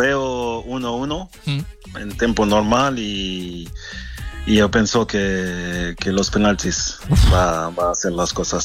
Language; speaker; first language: Spanish; non-native, fluent; French